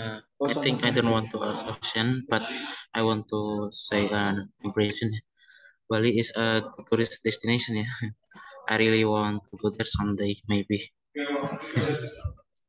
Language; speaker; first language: English; non-native, learner; Indonesian